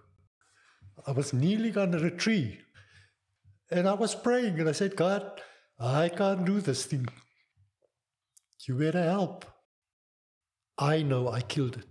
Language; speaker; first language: English; non-native, local second language; Afrikaans